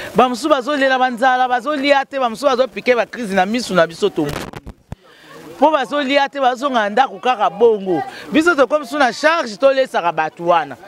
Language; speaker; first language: Lingala; native; Lingala